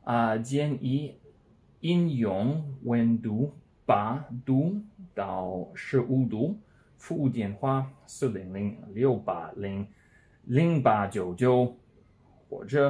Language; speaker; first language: Chinese; non-native, learner; English